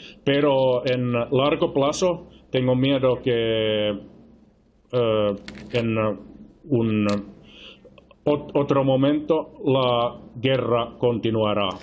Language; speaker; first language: Spanish; non-native, fluent; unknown